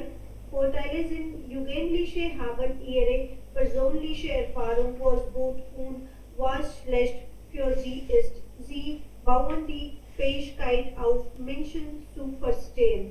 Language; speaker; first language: German; non-native, learner; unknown